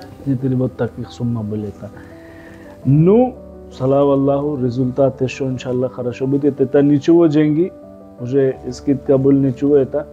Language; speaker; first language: Russian; non-native, learner; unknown